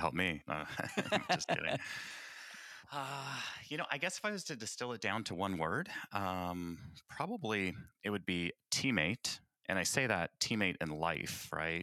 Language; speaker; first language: English; native; English